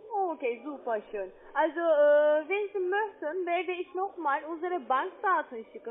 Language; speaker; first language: German; non-native, learner; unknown